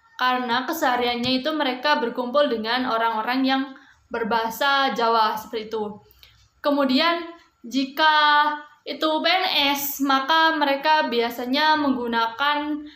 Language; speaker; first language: Indonesian; non-native, local second language; Javanese